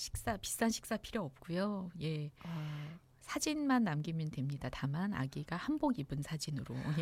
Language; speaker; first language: Korean; native; Korean